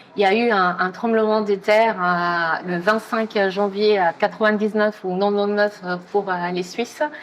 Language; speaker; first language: French; non-native, fluent; Spanish